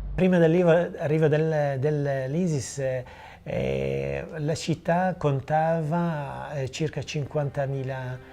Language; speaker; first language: Italian; non-native, fluent; Assyrian Neo-Aramaic